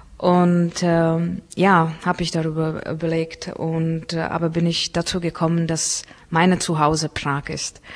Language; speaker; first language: German; non-native, fluent; Czech